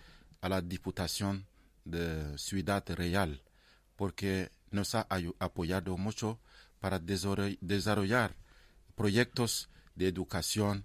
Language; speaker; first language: Spanish; non-native, fluent; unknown